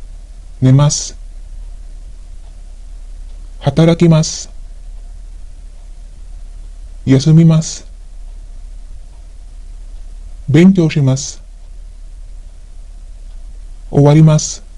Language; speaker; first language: Japanese; non-native, fluent; Filipino